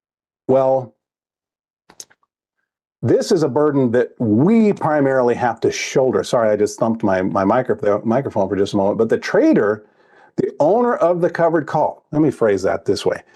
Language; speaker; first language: English; native; English